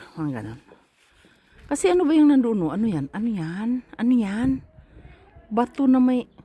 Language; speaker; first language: Filipino; native; Filipino